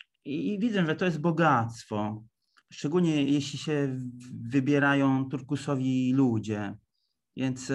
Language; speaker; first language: Polish; early bilingual, heritage; Italian